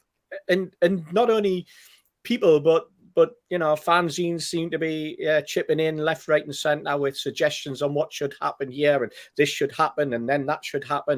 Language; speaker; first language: English; native; English